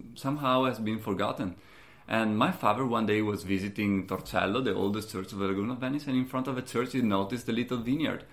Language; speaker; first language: English; non-native, fluent; Italian